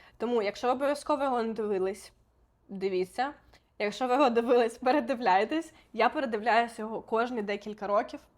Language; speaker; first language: Ukrainian; non-native, local second language; Russian